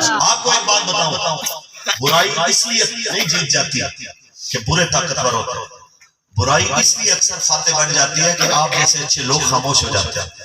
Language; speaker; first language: Urdu; non-native, local second language; Punjabi